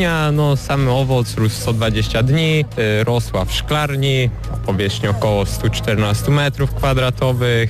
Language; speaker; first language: Polish; native; Polish